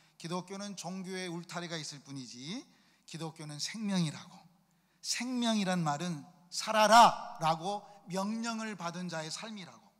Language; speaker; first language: Korean; native; Korean